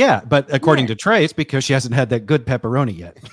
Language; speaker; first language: English; native; English